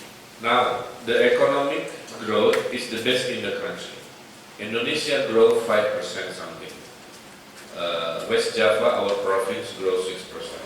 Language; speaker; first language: English; non-native, fluent; Indonesian